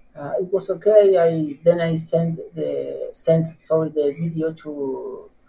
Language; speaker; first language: English; non-native, learner; Spanish